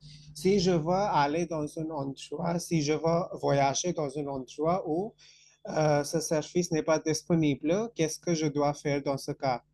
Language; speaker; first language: French; non-native, fluent; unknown